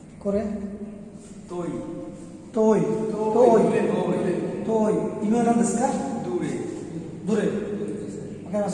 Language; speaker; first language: Japanese; non-native, fluent; Bangla